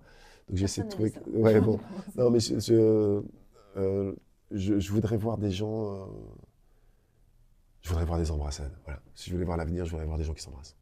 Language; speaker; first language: French; native; French